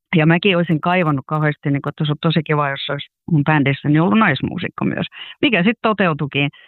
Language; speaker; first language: Finnish; native; Finnish